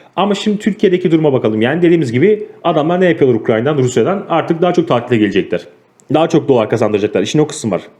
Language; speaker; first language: Turkish; native; Turkish